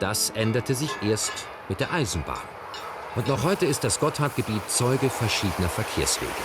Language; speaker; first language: German; native; German